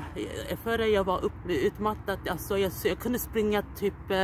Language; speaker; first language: Swedish; non-native, learner; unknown